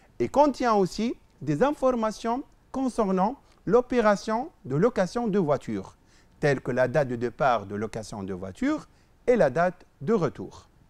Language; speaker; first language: French; non-native, local second language; Arabic